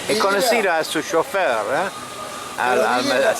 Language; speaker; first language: Spanish; non-native, fluent; French